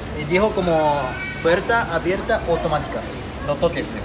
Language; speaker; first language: Spanish; non-native, learner; Japanese